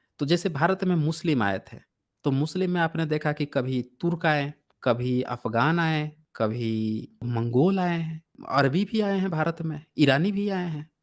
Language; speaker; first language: Hindi; native; Hindi